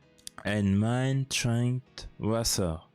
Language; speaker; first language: German; non-native, learner; French